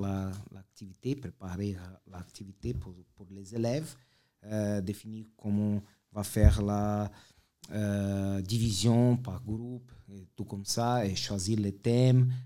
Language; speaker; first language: French; non-native, fluent; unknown